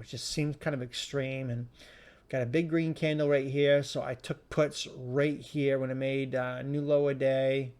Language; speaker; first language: English; native; English